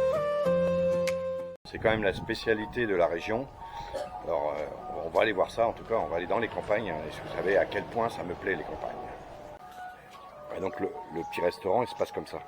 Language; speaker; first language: French; native; French